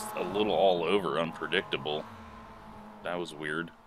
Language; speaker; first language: English; native; English